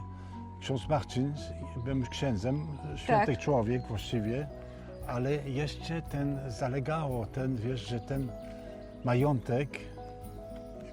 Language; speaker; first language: Polish; early bilingual, heritage; Polish